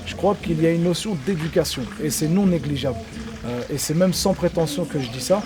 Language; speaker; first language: French; native; French